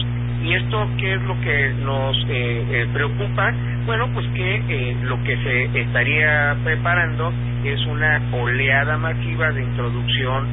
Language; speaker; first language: Spanish; native; Spanish